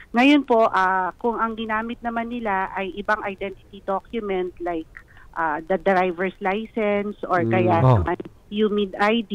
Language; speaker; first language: Filipino; native; Filipino